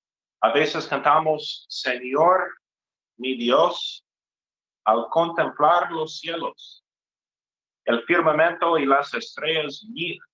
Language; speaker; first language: Spanish; non-native, fluent; English